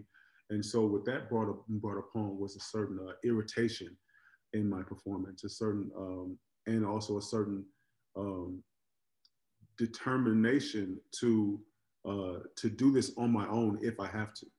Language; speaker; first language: English; native; English